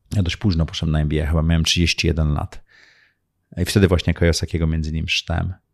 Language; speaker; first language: Polish; early bilingual, heritage; Polish